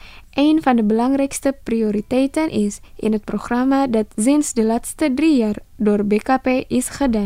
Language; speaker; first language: Dutch; non-native, fluent; Indonesian